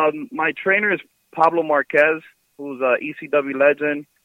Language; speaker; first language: English; early bilingual, other home language; Spanish